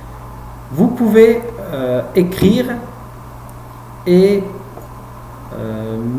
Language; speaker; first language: French; non-native, fluent; Uzbek